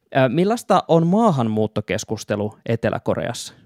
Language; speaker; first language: Finnish; native; Finnish